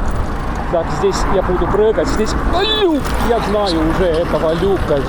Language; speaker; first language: Russian; non-native, local second language; Estonian